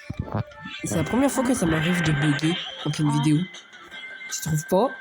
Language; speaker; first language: French; native; French